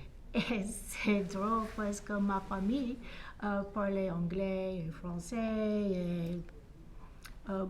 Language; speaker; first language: French; non-native, learner; English